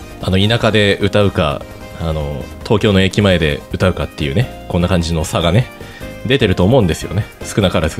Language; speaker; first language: Japanese; native; Japanese